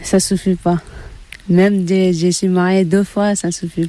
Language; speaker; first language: French; non-native, learner; Tibetan